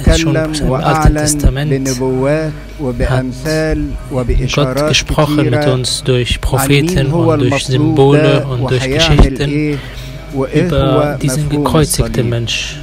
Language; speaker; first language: German; non-native, fluent; Arabic